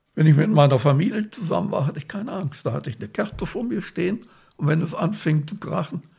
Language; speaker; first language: German; native; German